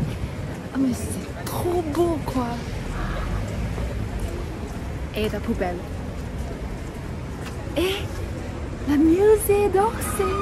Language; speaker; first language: French; non-native, learner; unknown